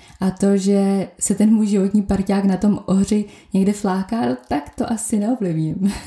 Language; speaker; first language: Czech; native; Czech